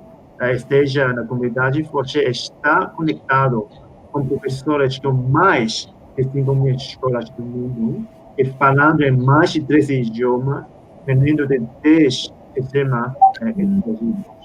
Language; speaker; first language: Portuguese; non-native, fluent; Spanish